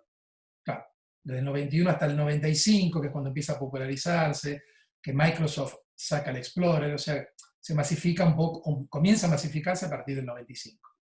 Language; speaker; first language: Spanish; native; Spanish